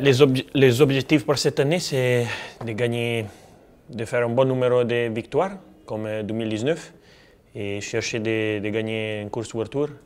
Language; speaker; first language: French; non-native, learner; Italian